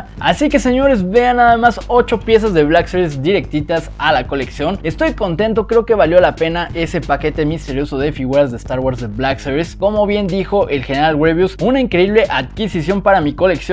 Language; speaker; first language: Spanish; native; Spanish